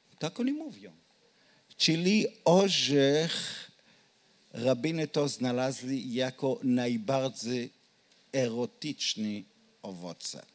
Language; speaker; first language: Polish; non-native, learner; Hebrew